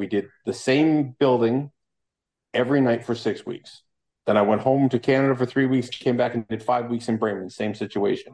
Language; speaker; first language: English; native; English